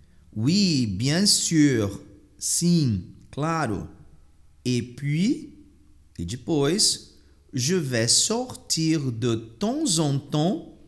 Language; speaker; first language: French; non-native, fluent; Portuguese